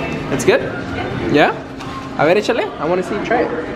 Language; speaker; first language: English; early bilingual, other home language; Spanish